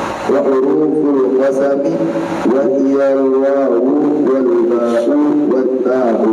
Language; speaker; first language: Arabic; non-native, learner; Indonesian